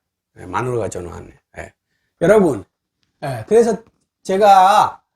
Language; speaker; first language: Korean; non-native, fluent; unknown